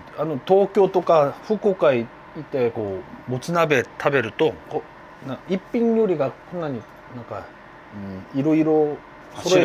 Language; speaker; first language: Japanese; non-native, learner; Korean